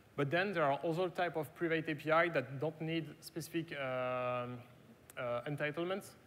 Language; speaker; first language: English; non-native, fluent; German